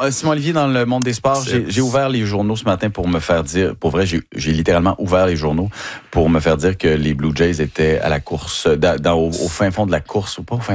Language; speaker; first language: French; native; French